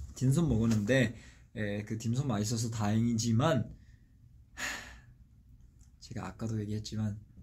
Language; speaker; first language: Korean; non-native, fluent; Chinese